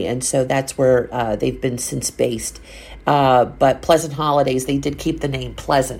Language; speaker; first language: English; native; English